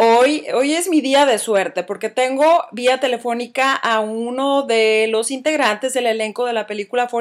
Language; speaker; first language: Spanish; native; Spanish